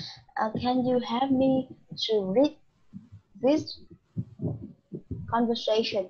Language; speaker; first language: English; non-native, learner; Vietnamese